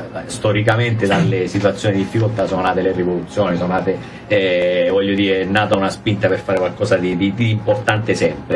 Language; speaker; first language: Italian; native; Italian